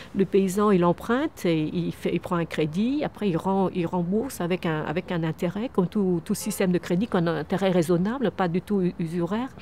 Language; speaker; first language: French; early bilingual, other home language; Vietnamese